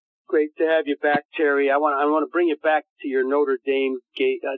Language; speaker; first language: English; native; English